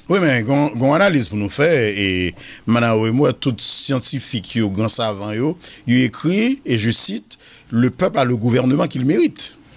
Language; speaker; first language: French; non-native, local second language; Haitian Creole